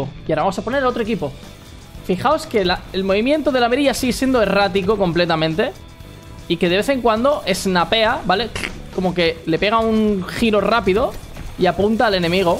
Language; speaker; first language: Spanish; native; Spanish